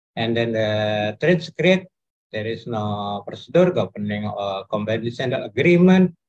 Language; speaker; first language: English; non-native, learner; Indonesian